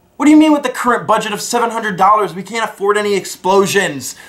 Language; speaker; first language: English; native; English